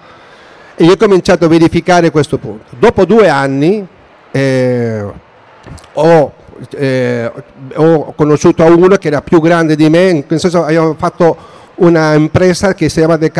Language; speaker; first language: Italian; non-native, fluent; Spanish